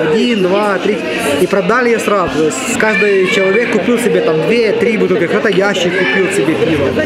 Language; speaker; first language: Russian; native; Russian